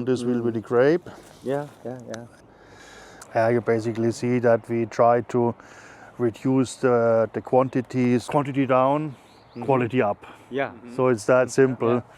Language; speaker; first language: English; non-native, fluent; German